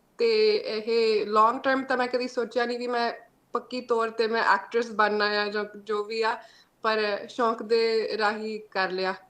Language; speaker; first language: Punjabi; early bilingual, heritage; Punjabi